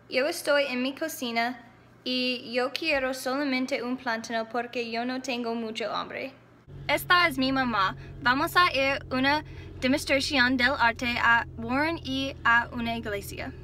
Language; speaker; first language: Spanish; non-native, learner; English